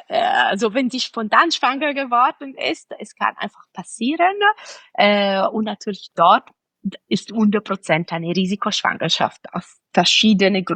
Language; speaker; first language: German; non-native, fluent; Italian